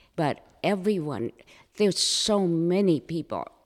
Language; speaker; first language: English; non-native, fluent; Japanese